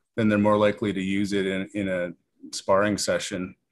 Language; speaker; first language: English; native; English